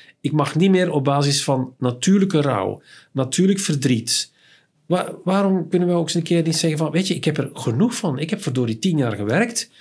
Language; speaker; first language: Dutch; native; Dutch